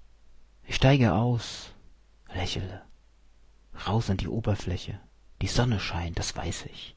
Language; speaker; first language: German; native; German